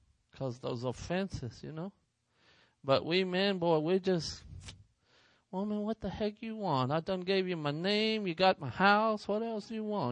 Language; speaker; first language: English; early bilingual, other home language; Spanish